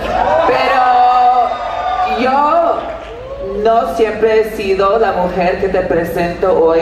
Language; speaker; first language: Spanish; early bilingual, heritage; Spanish